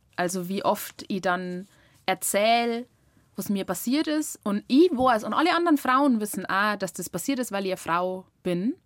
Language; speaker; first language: German; native; German